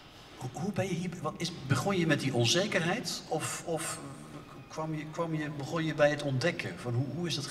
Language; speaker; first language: Dutch; native; Dutch